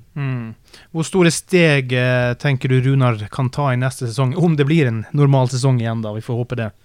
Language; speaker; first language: Norwegian; native; Norwegian